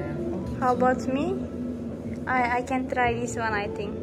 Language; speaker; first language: English; non-native, learner; Turkish